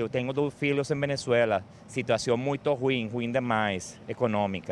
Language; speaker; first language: Portuguese; non-native, learner; Spanish